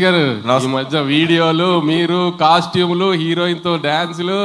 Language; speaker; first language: Telugu; native; Telugu